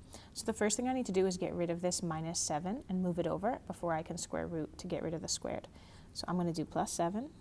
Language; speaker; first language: English; native; English